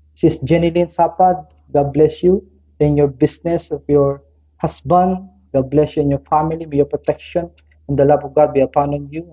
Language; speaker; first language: English; non-native, local second language; Filipino